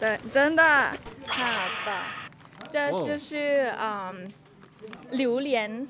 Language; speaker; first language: Chinese; non-native, learner; Thai